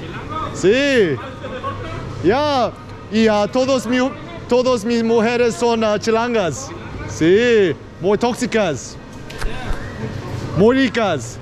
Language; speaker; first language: Spanish; non-native, learner; English